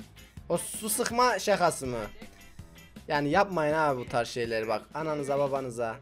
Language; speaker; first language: Turkish; native; Turkish